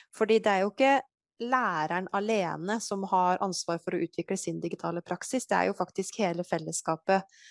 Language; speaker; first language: Norwegian; native; Norwegian